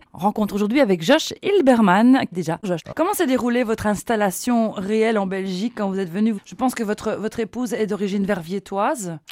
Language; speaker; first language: French; native; French